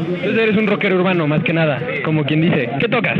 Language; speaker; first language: Spanish; native; Spanish